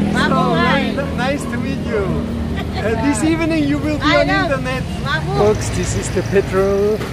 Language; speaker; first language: English; non-native, fluent; German